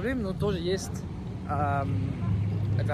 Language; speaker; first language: Russian; non-native, learner; Spanish